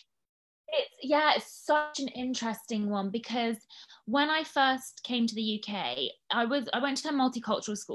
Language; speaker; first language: English; native; English